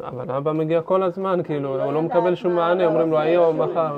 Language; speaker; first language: Hebrew; early bilingual, other home language; Amharic